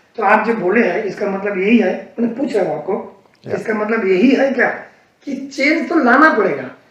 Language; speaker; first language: Hindi; non-native, local second language; Bangla